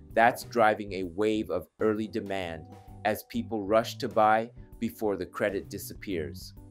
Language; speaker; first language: English; non-native, fluent; Japanese